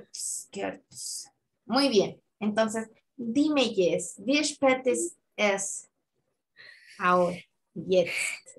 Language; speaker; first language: German; non-native, fluent; Spanish